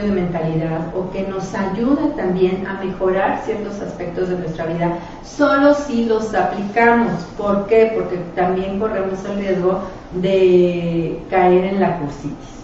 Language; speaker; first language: Spanish; native; Spanish